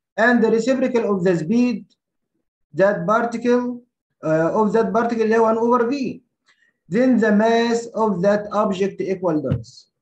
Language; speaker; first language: English; non-native, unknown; Arabic